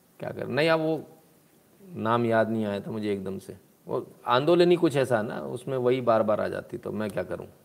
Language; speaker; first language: Hindi; native; Hindi